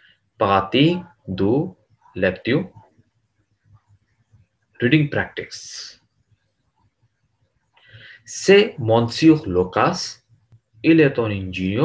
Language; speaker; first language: French; non-native, learner; Urdu